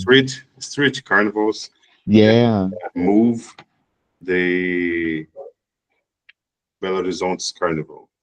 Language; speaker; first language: English; non-native, learner; Portuguese